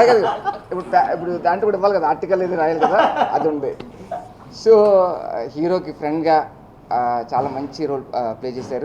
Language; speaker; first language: Telugu; native; Telugu